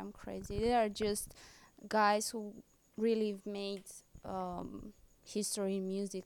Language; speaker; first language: English; non-native, fluent; Romanian